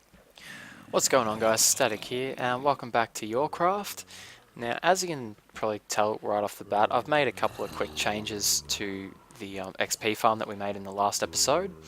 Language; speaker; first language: English; native; English